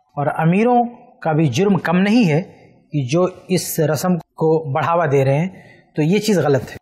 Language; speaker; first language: Hindi; native; Hindi